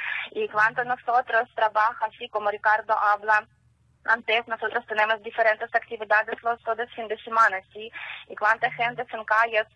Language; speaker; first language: Spanish; non-native, learner; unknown